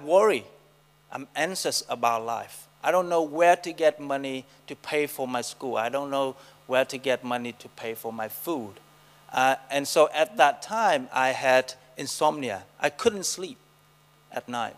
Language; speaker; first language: English; non-native, fluent; Vietnamese